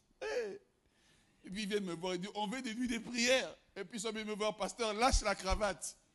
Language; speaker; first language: French; non-native, local second language; Lingala